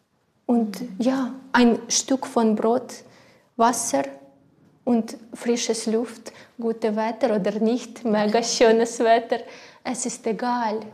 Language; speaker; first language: German; non-native, learner; Ukrainian